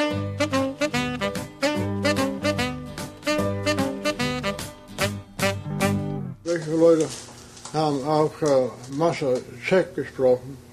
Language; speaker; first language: German; early bilingual, heritage; German